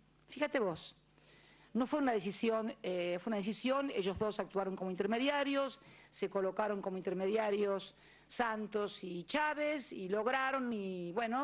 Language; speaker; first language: Spanish; native; Spanish